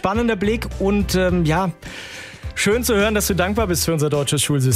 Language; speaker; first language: German; native; German